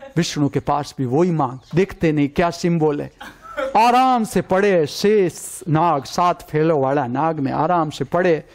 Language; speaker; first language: Hindi; non-native, local second language; Gujarati